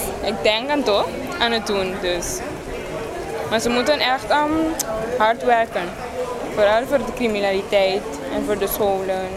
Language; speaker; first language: Dutch; non-native, local second language; Papiamento